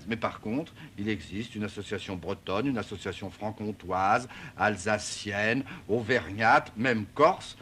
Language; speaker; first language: French; native; French